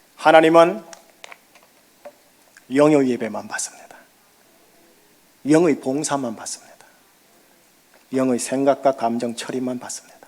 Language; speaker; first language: Korean; native; Korean